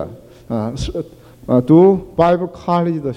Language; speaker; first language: Chinese; non-native, fluent; Korean